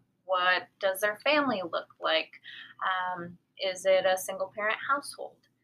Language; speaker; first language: English; early bilingual, other home language; Spanish